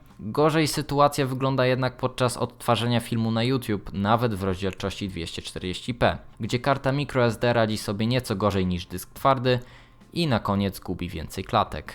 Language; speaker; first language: Polish; native; Polish